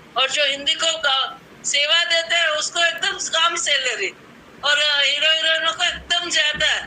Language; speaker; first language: Hindi; non-native, local second language; Gujarati